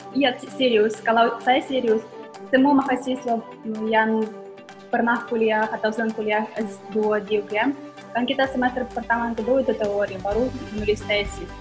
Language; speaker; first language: Indonesian; non-native, fluent; Ukrainian